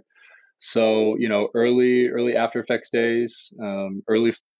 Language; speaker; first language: English; native; English